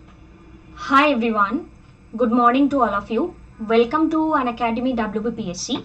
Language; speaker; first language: English; non-native, local second language; Bangla